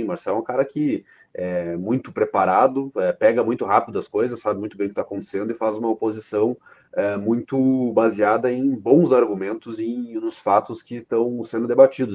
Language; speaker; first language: Portuguese; native; Portuguese